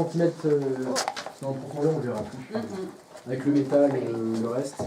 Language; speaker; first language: French; native; French